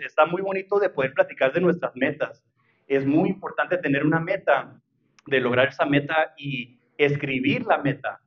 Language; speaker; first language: Spanish; early bilingual, heritage; Spanish